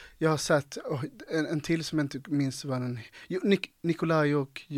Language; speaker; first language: Swedish; native; Swedish